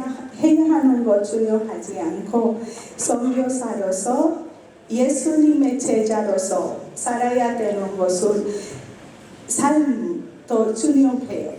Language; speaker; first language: Korean; non-native, learner; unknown